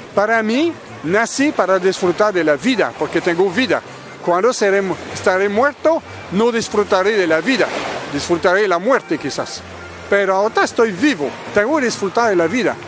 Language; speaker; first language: Spanish; non-native, fluent; French